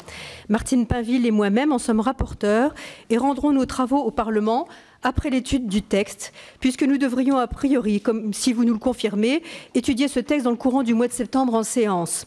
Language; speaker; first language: French; native; French